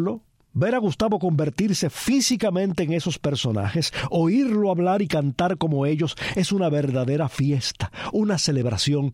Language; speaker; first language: Spanish; native; Spanish